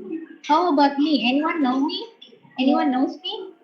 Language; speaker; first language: English; non-native, fluent; Indonesian